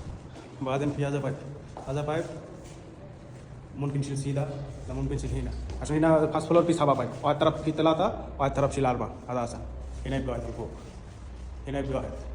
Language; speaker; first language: Arabic; non-native, learner; Bangla